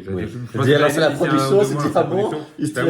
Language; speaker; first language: French; native; French